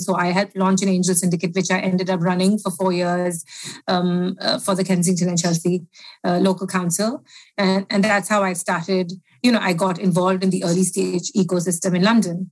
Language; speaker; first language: English; non-native, local second language; Hindi